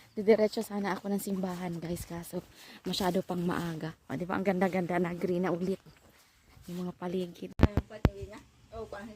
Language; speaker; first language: Filipino; non-native, local second language; Cebuano